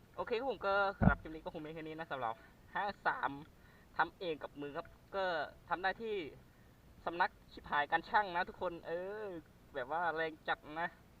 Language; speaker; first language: Thai; native; Thai